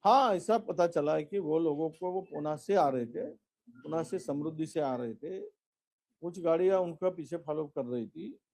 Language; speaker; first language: Hindi; non-native, local second language; Marathi